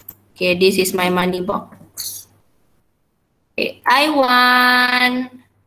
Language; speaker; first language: English; non-native, local second language; Malay